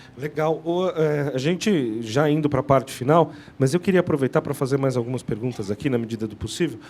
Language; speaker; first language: Portuguese; native; Portuguese